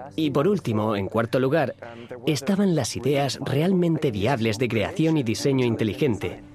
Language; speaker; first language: Spanish; non-native, fluent; German